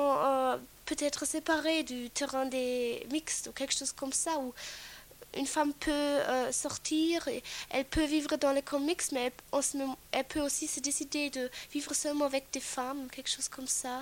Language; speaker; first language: French; non-native, fluent; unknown